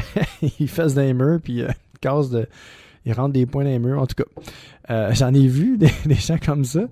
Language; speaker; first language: French; native; French